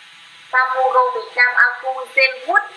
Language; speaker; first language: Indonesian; non-native, learner; Vietnamese